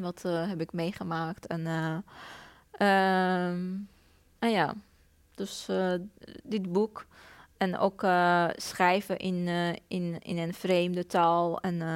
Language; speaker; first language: Dutch; non-native, fluent; Persian